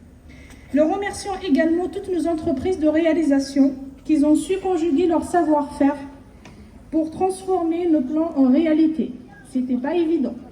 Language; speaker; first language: French; native; French